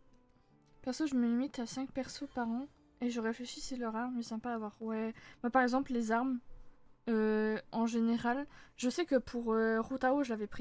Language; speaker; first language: French; native; French